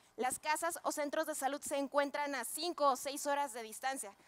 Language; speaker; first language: Spanish; native; Spanish